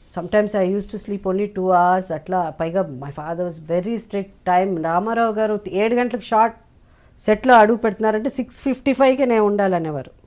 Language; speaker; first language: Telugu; native; Telugu